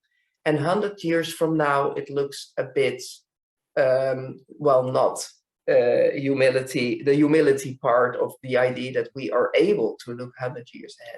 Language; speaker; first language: English; non-native, fluent; Dutch